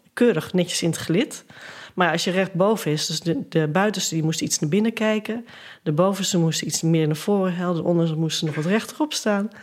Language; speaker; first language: Dutch; native; Dutch